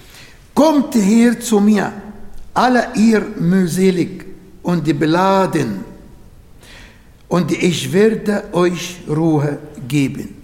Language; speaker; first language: German; non-native, learner; Arabic